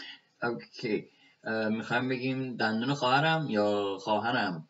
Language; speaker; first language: Persian; native; Persian